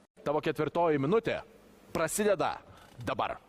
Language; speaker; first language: Lithuanian; native; Lithuanian